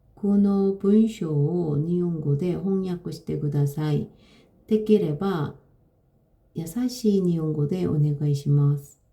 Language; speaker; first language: Japanese; non-native, learner; Korean